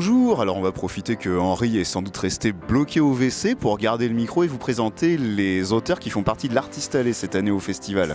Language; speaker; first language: French; native; French